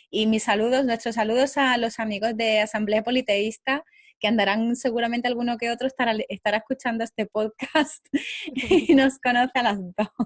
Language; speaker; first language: Spanish; native; Spanish